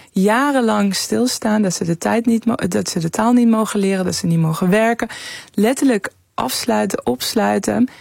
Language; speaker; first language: Dutch; early bilingual, other home language; Persian